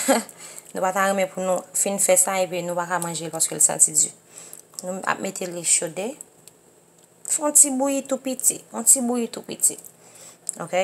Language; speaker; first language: French; non-native, learner; Haitian Creole